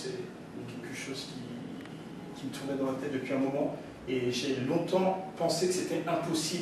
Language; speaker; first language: French; early bilingual, other home language; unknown